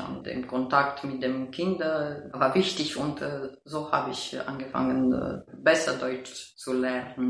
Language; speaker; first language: German; non-native, fluent; Romanian